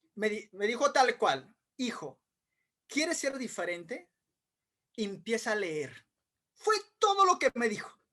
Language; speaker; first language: Spanish; non-native, local second language; Quechua